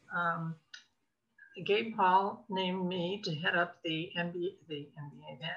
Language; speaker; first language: English; native; English